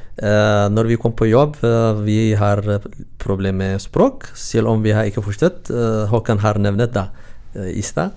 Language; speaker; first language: Norwegian; non-native, learner; Tigrinya